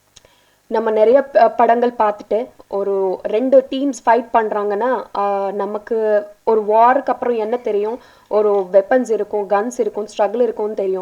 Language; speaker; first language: Tamil; non-native, learner; Telugu